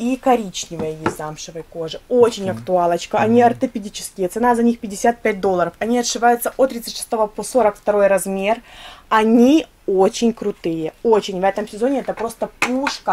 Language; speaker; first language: Russian; native; Russian